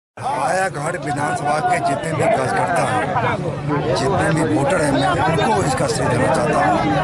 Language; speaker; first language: Hindi; native; Hindi